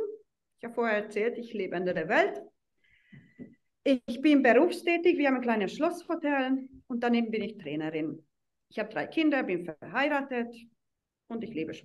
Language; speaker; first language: German; non-native, fluent; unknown